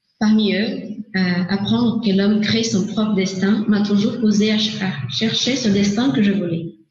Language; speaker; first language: French; non-native, learner; Portuguese